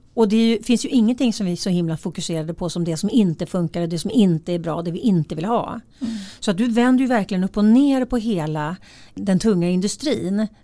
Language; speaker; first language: Swedish; native; Swedish